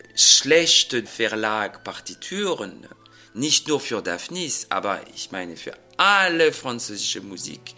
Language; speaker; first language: German; non-native, fluent; French